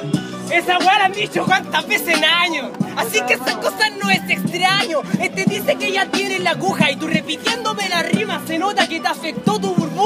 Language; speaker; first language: Spanish; native; Spanish